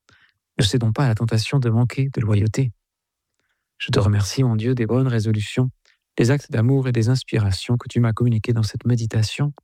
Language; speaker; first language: French; native; French